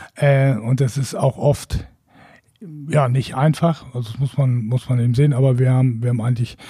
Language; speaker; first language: German; native; German